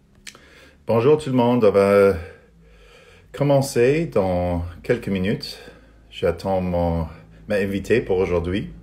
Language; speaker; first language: French; non-native, fluent; English